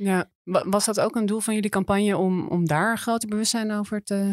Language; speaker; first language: Dutch; native; Dutch